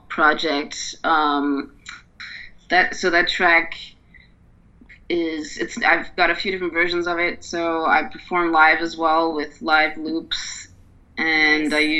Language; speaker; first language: English; native; English